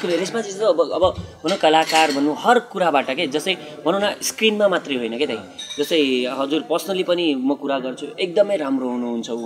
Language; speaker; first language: Nepali; non-native, local second language; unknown